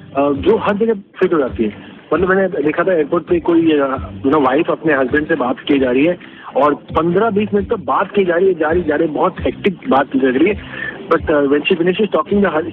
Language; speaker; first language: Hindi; native; Hindi